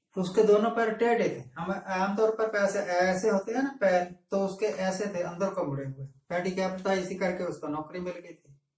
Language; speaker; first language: Hindi; non-native, local second language; Punjabi